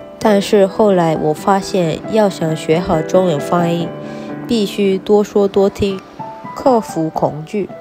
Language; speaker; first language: Chinese; non-native, fluent; Japanese